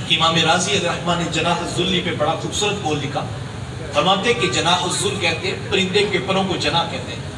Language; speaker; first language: Urdu; non-native, local second language; Punjabi